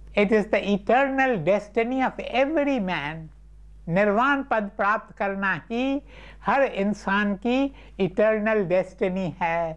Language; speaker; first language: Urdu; non-native, local second language; Sindhi